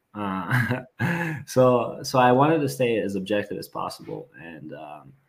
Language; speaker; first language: English; non-native, fluent; Serbian